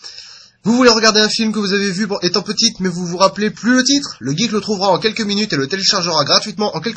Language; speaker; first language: French; native; French